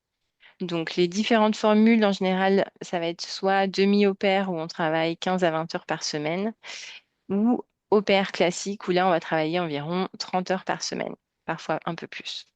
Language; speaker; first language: French; native; French